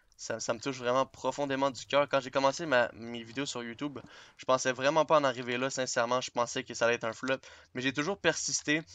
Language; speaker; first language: French; native; French